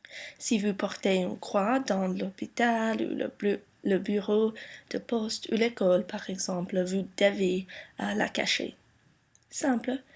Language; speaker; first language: French; non-native, learner; English